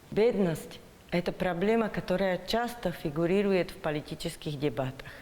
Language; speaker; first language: Russian; non-native, fluent; Slovak